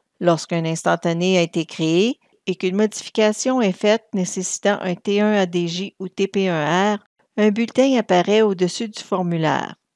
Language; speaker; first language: French; native; French